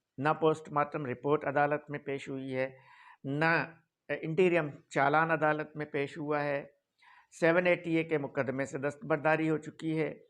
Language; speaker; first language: Urdu; non-native, local second language; Sindhi